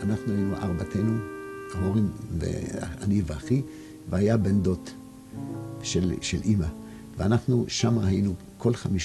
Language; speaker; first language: Hebrew; non-native, fluent; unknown